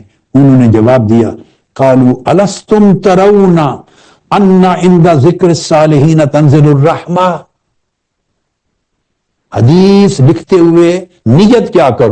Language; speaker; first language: Urdu; native; Urdu